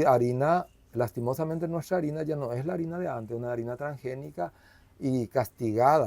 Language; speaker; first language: Spanish; native; Spanish